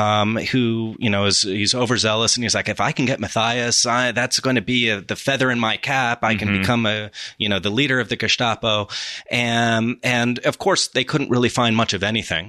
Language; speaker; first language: English; native; English